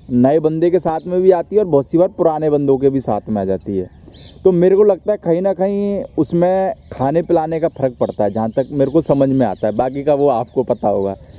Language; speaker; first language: Hindi; native; Hindi